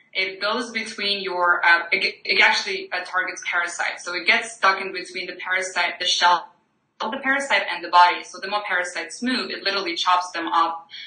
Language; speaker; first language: English; non-native, fluent; Ukrainian